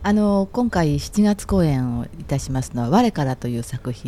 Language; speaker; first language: Japanese; native; Japanese